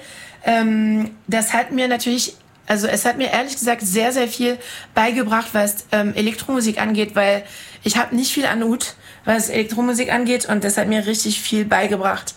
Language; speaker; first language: German; non-native, fluent; French